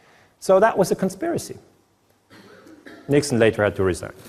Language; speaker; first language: English; non-native, fluent; German